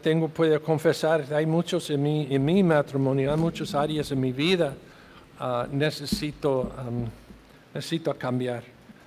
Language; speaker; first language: Spanish; non-native, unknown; English